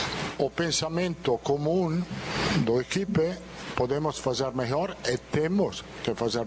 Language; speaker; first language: Portuguese; non-native, fluent; Italian